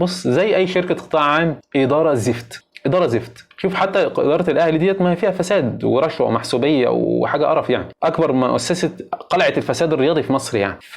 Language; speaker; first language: Arabic; native; Arabic